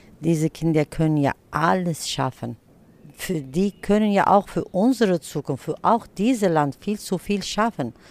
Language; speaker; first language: German; early bilingual, other home language; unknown